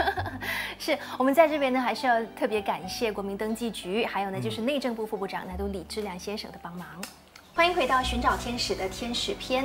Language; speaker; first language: Chinese; native; Chinese